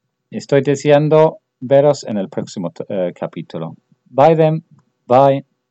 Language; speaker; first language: Spanish; non-native, fluent; English